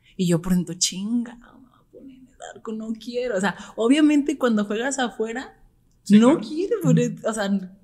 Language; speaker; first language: Spanish; native; Spanish